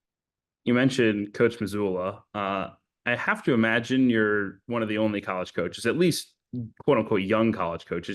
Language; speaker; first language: English; native; English